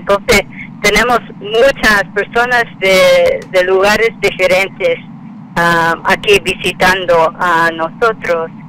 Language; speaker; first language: Spanish; non-native, fluent; English